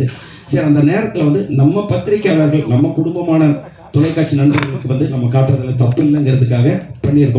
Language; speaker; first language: Tamil; native; Tamil